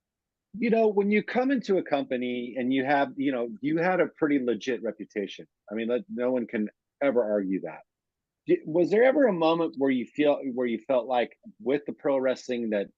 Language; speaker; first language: English; native; English